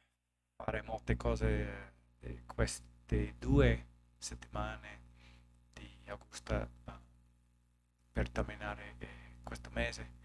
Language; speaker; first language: Italian; non-native, learner; English